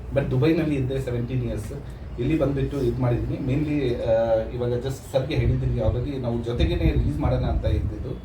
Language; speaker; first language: Kannada; non-native, local second language; Urdu